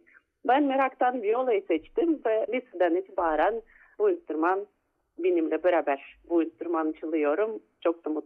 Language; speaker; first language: Turkish; non-native, fluent; Russian